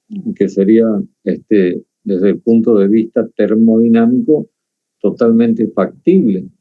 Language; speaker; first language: Spanish; native; Spanish